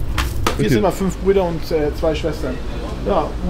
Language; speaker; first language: German; early bilingual, other home language; Turkish